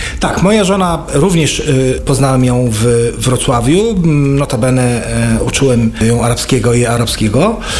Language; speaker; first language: Polish; non-native, fluent; Arabic